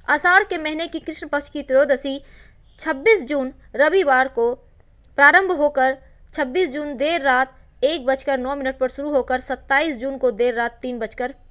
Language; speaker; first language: Hindi; native; Hindi